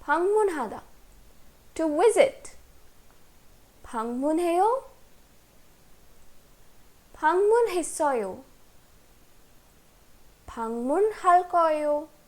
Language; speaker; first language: Korean; non-native, fluent; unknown